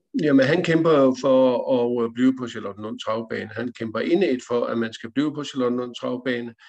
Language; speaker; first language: Danish; native; Danish